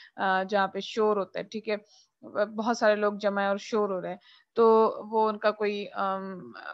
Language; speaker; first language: Urdu; non-native, local second language; Punjabi